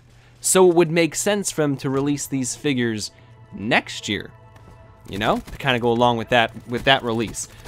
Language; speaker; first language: English; native; English